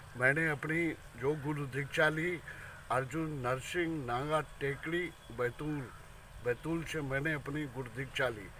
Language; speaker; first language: Hindi; native; Hindi